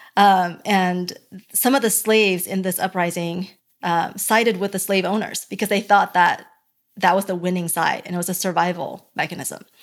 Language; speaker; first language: English; early bilingual, other home language; Chinese